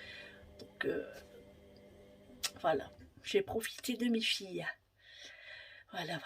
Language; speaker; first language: French; native; French